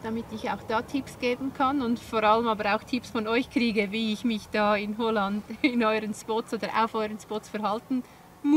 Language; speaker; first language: German; native; German